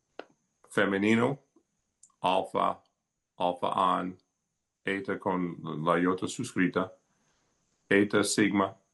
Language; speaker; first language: Spanish; non-native, fluent; English